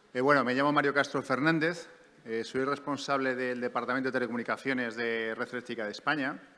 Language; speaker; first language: Spanish; native; Spanish